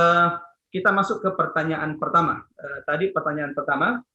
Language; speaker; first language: Indonesian; native; Indonesian